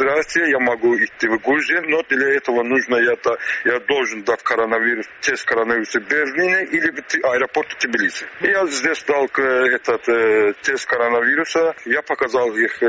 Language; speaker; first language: Russian; non-native, learner; Azerbaijani